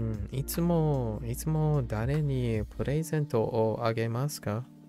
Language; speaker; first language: Japanese; non-native, learner; English